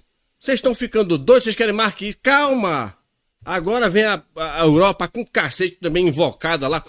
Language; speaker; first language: Portuguese; native; Portuguese